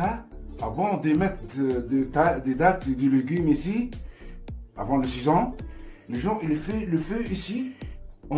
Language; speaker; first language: French; non-native, local second language; Arabic